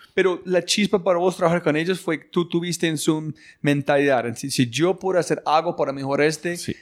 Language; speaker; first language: Spanish; non-native, fluent; English